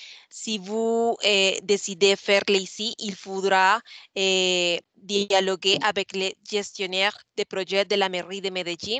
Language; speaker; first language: French; non-native, learner; Spanish